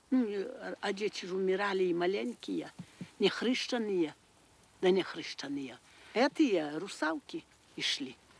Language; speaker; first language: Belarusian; native; Belarusian